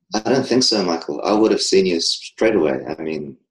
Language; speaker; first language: English; native; English